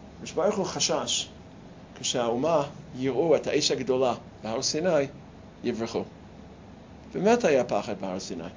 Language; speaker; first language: Hebrew; non-native, fluent; English